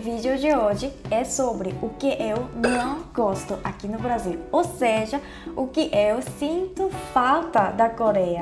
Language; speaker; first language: Portuguese; non-native, fluent; Korean